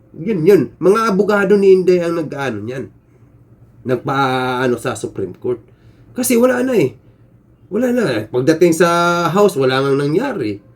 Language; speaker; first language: Filipino; native; Filipino